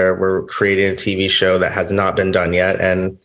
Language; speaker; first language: English; native; English